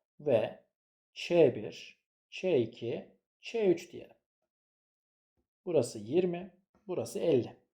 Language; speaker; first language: Turkish; native; Turkish